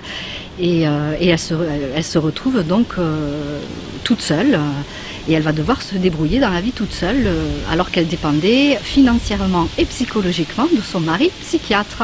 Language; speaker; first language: French; native; French